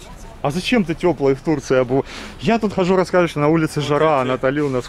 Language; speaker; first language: Russian; native; Russian